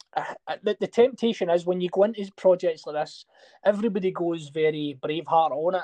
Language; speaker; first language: English; native; English